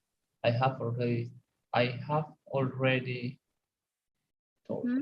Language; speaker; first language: English; non-native, learner; Spanish